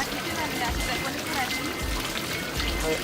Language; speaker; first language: Spanish; native; Spanish